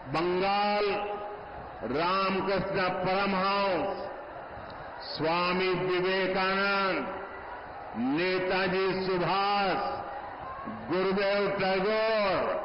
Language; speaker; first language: Hindi; non-native, local second language; Gujarati